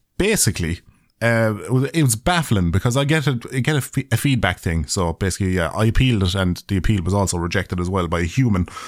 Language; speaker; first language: English; native; English